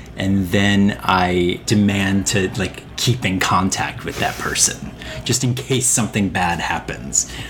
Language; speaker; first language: English; native; English